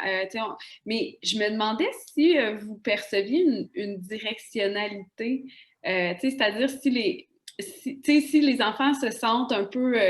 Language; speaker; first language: French; native; French